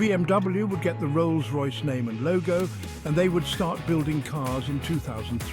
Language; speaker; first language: English; native; English